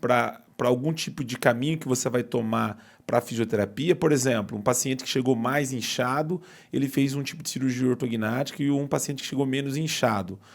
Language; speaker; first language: Portuguese; native; Portuguese